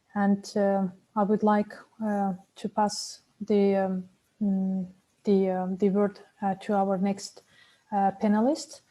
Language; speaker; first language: English; non-native, fluent; Azerbaijani